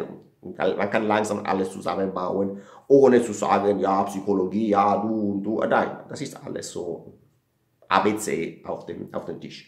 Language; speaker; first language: German; non-native, fluent; Italian